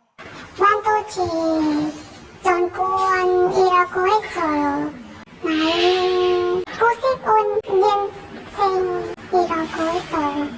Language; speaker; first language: Korean; non-native, learner; Filipino